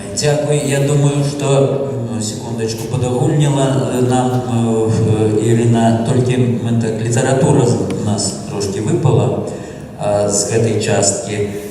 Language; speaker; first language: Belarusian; native; Belarusian